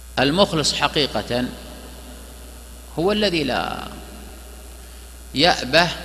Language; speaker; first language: Arabic; native; Arabic